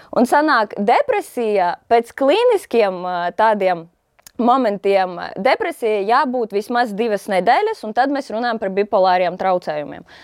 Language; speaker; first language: Latvian; non-native, local second language; Russian